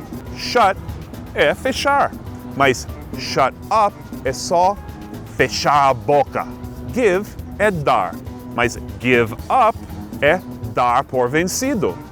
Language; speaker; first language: Portuguese; non-native, fluent; English